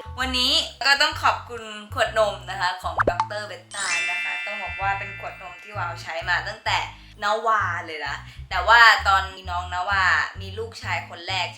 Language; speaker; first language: Thai; native; Thai